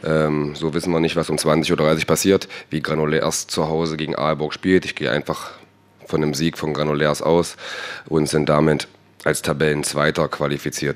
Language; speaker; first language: German; native; German